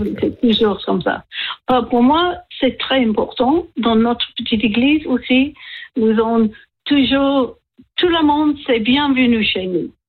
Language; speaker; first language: French; non-native, learner; English